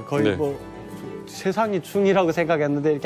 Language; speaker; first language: Korean; non-native, local second language; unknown